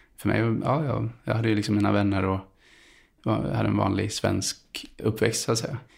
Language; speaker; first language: Swedish; early bilingual, other home language; Spanish